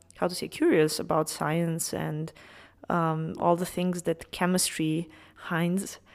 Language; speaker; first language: English; non-native, fluent; Serbian